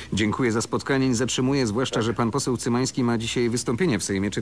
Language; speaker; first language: Polish; native; Polish